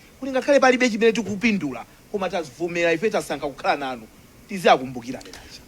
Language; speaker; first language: Nyanja; non-native, local second language; Tumbuka